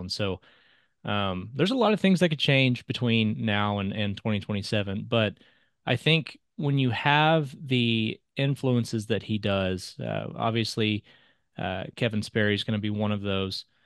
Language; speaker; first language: English; native; English